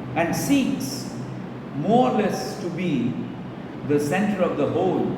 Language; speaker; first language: English; non-native, local second language; Bangla